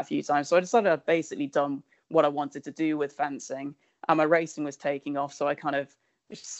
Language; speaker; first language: English; native; English